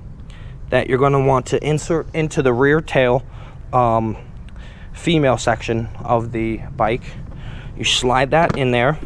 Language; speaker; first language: English; native; English